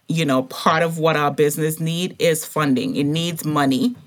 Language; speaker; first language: English; native; English